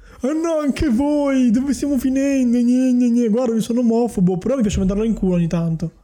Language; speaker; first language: Italian; native; Italian